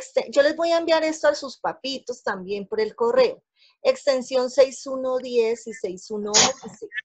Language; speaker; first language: Spanish; native; Spanish